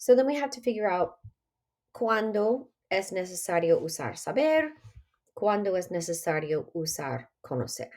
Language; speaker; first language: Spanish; non-native, fluent; English